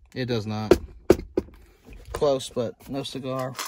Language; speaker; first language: English; native; English